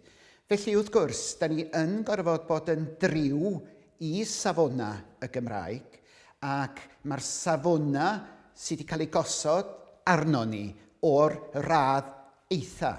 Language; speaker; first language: Welsh; native; Welsh